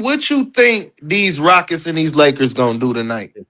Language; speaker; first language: English; native; English